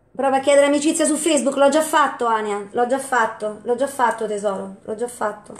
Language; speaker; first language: Italian; native; Italian